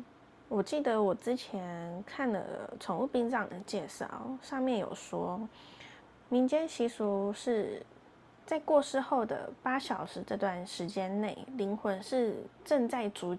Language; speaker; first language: Chinese; native; Chinese